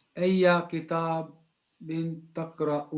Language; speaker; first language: Arabic; non-native, learner; English